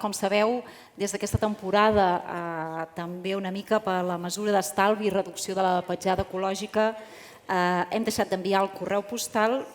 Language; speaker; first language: Catalan; native; Catalan